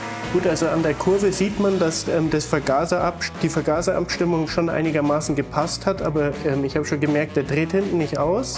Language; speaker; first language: German; native; German